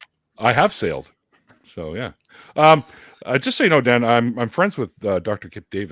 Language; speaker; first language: English; native; English